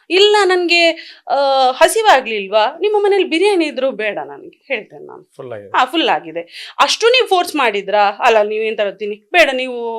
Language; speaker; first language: Kannada; non-native, local second language; Tulu